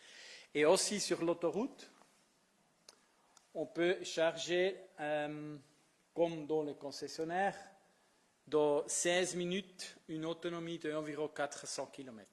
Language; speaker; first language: French; non-native, fluent; Italian